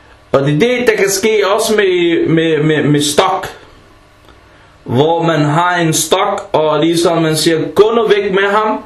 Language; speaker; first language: Danish; non-native, fluent; Arabic